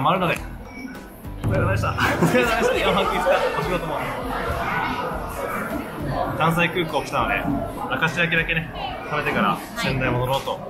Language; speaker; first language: Japanese; native; Japanese